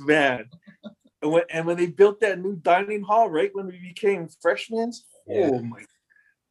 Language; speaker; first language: English; native; English